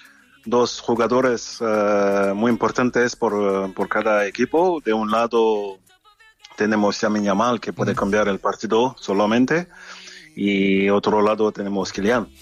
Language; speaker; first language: Spanish; non-native, fluent; French